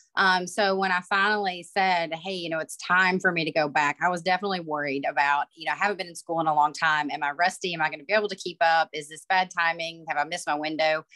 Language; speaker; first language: English; native; English